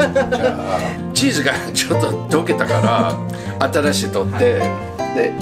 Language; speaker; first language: Japanese; non-native, learner; English